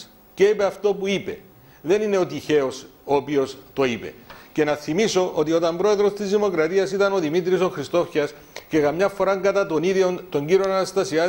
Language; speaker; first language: Greek; native; Greek